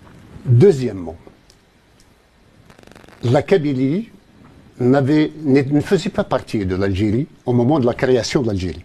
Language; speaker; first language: French; non-native, local second language; Kabyle